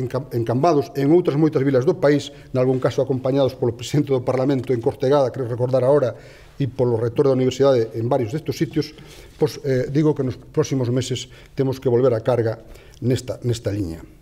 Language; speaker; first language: Galician; native; Galician